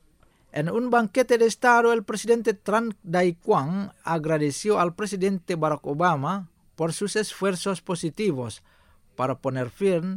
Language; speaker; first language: Spanish; non-native, fluent; Indonesian